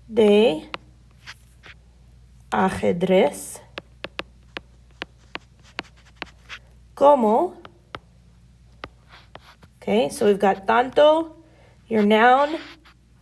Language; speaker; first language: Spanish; non-native, fluent; English